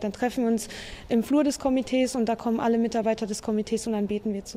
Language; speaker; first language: German; early bilingual, other home language; Polish